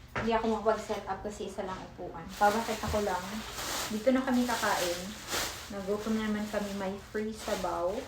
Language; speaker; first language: Filipino; non-native, local second language; Cebuano